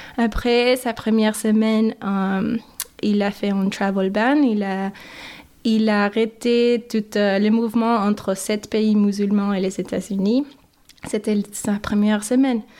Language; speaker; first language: French; non-native, fluent; English